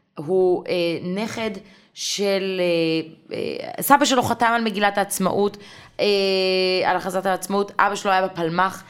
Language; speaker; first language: Hebrew; native; Hebrew